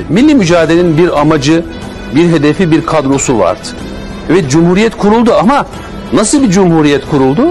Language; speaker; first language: Turkish; native; Turkish